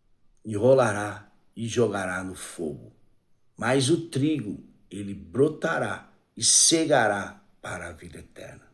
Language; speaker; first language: Portuguese; native; Portuguese